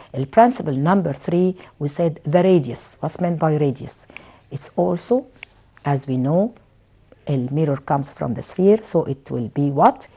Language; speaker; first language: English; non-native, fluent; Arabic